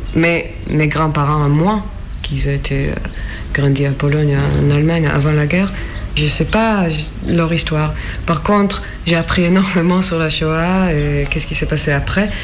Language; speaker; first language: French; non-native, fluent; Hebrew